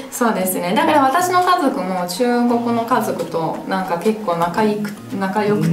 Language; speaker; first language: Japanese; non-native, fluent; Italian